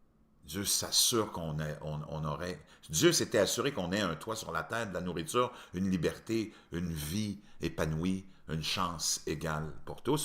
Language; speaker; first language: French; native; French